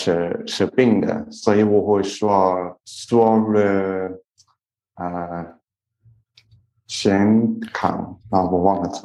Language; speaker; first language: Chinese; non-native, learner; English